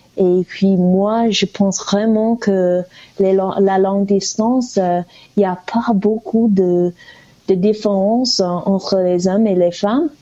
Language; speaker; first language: French; non-native, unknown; English